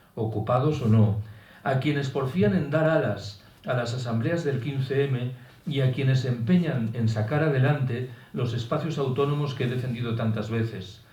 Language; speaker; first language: Spanish; native; Spanish